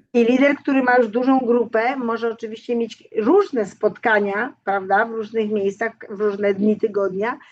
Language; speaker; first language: Polish; native; Polish